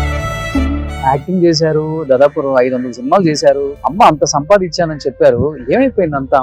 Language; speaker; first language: Telugu; native; Telugu